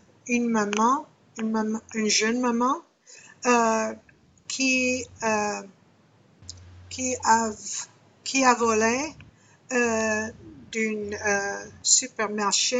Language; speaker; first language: French; non-native, learner; English